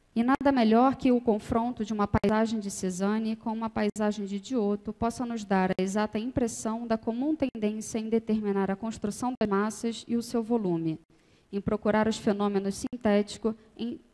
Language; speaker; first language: Portuguese; native; Portuguese